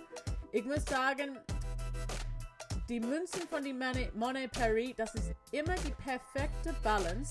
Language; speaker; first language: German; non-native, learner; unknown